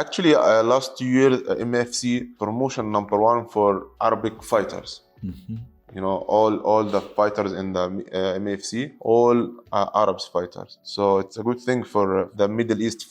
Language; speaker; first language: English; non-native, learner; Arabic